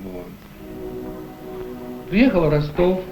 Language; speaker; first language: Russian; native; Russian